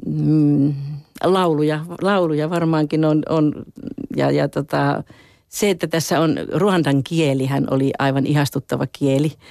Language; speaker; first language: Finnish; native; Finnish